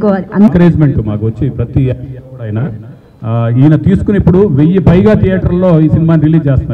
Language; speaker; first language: Telugu; native; Telugu